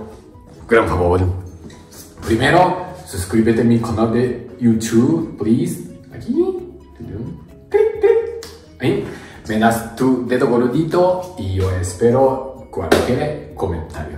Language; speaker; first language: Spanish; non-native, learner; Japanese